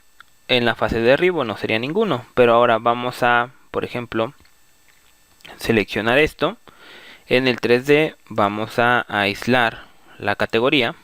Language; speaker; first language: Spanish; native; Spanish